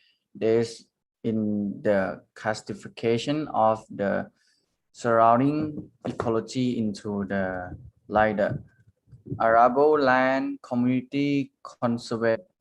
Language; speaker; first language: English; non-native, learner; Thai